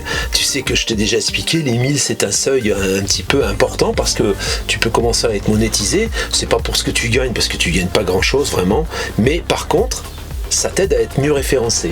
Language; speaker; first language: French; native; French